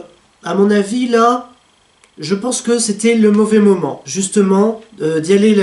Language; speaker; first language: French; native; French